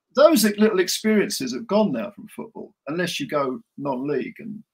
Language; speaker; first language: English; native; English